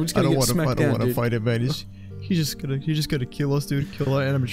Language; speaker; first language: English; native; English